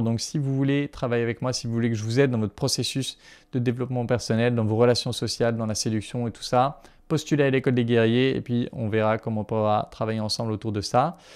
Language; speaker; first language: French; native; French